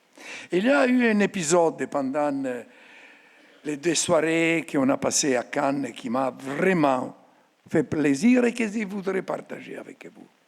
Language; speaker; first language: French; non-native, fluent; Italian